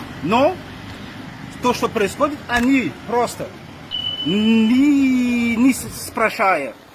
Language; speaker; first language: Russian; non-native, fluent; Malagasy